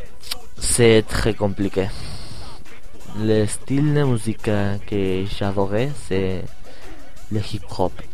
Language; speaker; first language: French; non-native, learner; Spanish